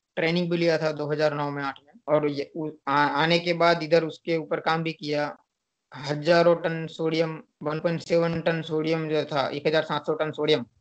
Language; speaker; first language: Hindi; non-native, local second language; Gujarati